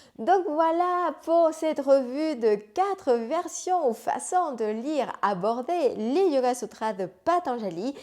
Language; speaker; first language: French; non-native, fluent; Spanish